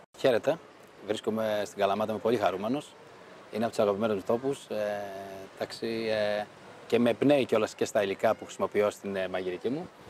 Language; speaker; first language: Greek; native; Greek